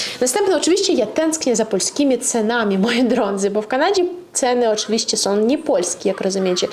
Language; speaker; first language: Polish; non-native, fluent; Russian